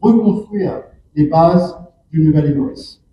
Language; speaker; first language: French; non-native, local second language; Morisyen